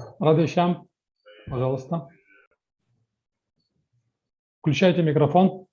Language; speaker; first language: Russian; native; Russian